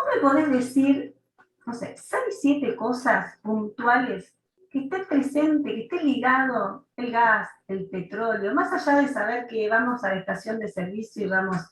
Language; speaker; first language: Spanish; native; Spanish